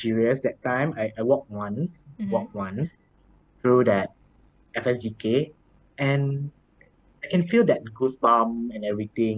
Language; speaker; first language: English; non-native, local second language; Thai